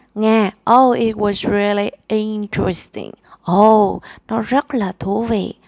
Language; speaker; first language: English; non-native, fluent; Vietnamese